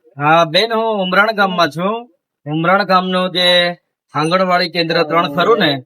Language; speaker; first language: Gujarati; non-native, local second language; Vasavi